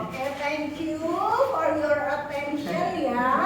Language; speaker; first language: English; non-native, fluent; Indonesian